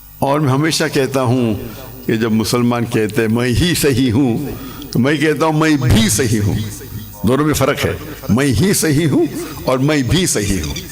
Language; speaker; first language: Urdu; non-native, local second language; English